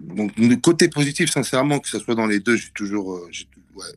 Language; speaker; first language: French; native; French